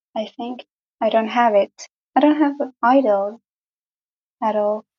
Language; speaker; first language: English; non-native, fluent; Persian